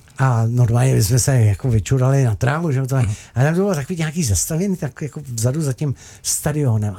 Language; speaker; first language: Czech; native; Czech